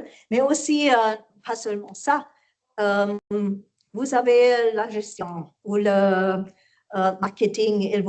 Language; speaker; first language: French; non-native, learner; German